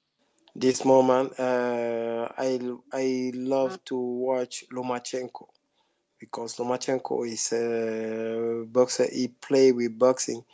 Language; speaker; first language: English; non-native, fluent; French